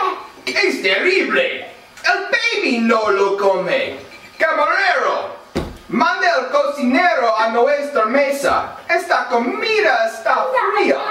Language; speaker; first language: Spanish; non-native, learner; English